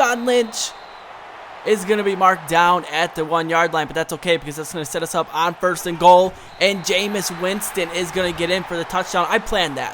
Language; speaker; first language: English; native; English